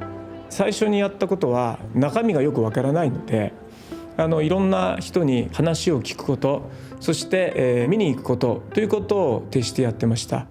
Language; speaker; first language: Japanese; native; Japanese